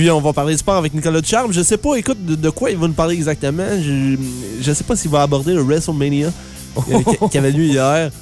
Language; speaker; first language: French; native; French